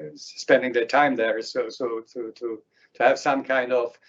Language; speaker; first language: English; non-native, fluent; Swedish